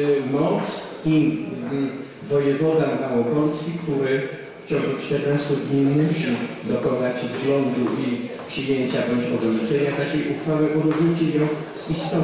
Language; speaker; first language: Polish; native; Polish